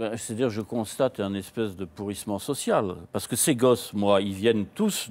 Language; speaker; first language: French; native; French